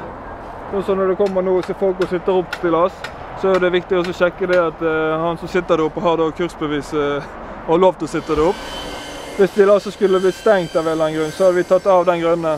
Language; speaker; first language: Norwegian; native; Norwegian